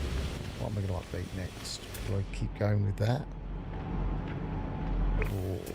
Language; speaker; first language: English; native; English